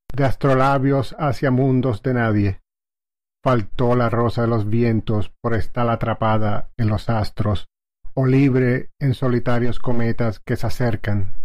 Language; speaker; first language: Spanish; native; Spanish